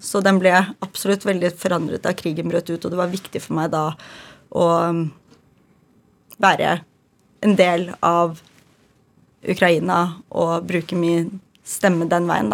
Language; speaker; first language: Norwegian; early bilingual, other home language; Ukrainian